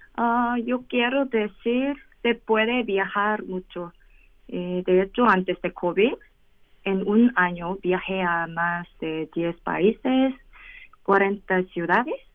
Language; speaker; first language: Spanish; non-native, learner; Korean